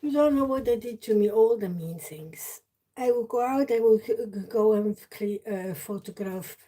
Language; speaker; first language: English; non-native, learner; German